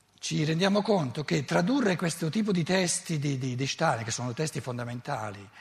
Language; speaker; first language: Italian; native; Italian